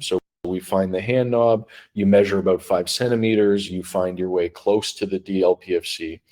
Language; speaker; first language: English; native; English